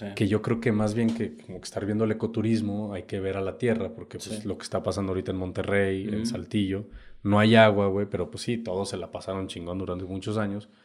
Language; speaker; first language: Spanish; native; Spanish